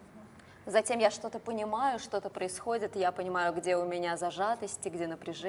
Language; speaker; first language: Russian; native; Russian